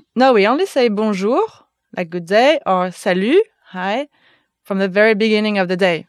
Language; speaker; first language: English; non-native, fluent; French